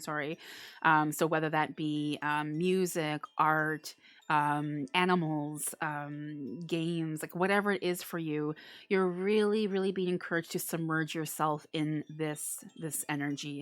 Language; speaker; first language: English; native; English